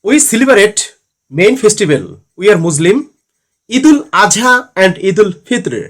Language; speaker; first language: English; non-native, learner; Bangla